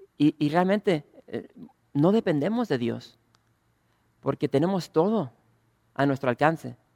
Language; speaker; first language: Spanish; early bilingual, other home language; English